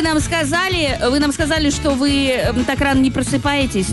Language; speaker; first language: Russian; native; Russian